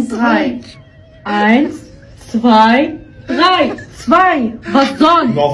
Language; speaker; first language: German; native; German